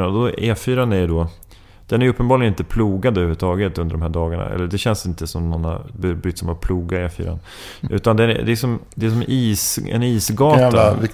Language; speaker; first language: Swedish; native; Swedish